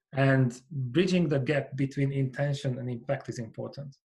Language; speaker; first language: English; non-native, fluent; Hungarian